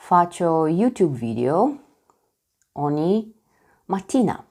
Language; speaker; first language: Italian; non-native, learner; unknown